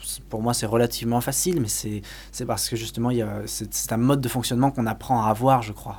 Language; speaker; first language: French; native; French